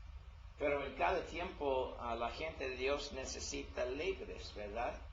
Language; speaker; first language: Spanish; non-native, learner; English